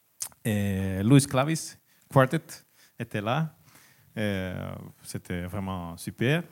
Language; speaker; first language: French; non-native, learner; Finnish